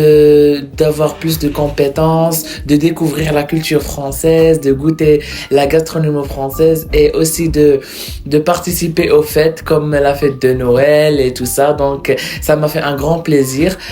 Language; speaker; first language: French; non-native, local second language; Arabic